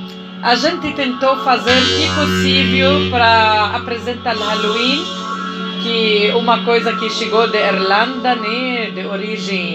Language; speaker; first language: Portuguese; non-native, fluent; Arabic